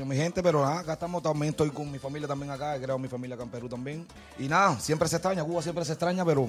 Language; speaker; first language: Spanish; native; Spanish